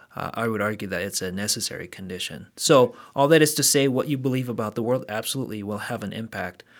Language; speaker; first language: English; early bilingual, other home language; Korean